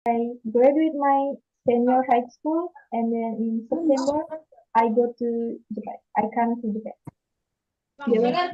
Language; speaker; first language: English; non-native, learner; Indonesian